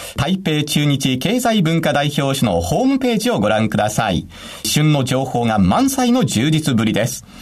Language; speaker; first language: Japanese; native; Japanese